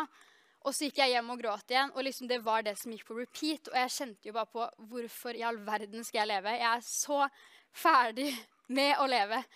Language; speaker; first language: Norwegian; native; Norwegian